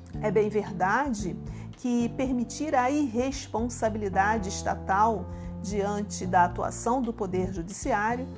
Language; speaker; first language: Portuguese; native; Portuguese